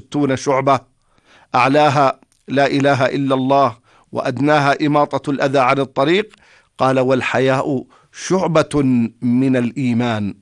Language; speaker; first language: Arabic; native; Arabic